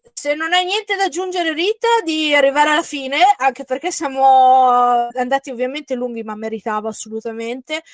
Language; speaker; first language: Italian; native; Italian